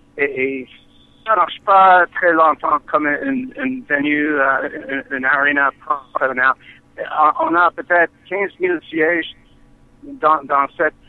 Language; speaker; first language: French; non-native, learner; English